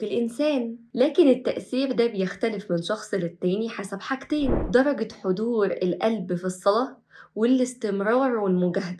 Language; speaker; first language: Arabic; native; Arabic